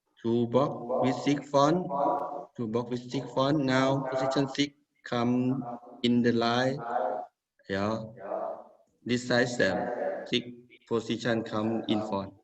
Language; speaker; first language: English; non-native, learner; Thai